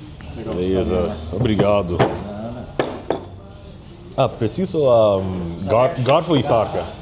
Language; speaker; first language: Portuguese; non-native, learner; English